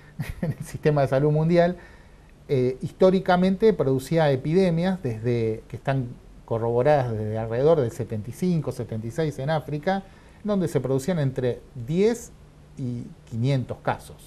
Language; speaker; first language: Spanish; native; Spanish